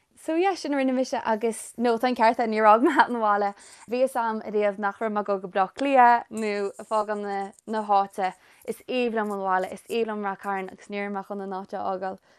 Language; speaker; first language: Irish; native; Irish